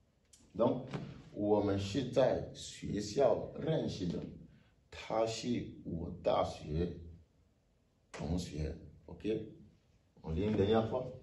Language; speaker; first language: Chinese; non-native, fluent; French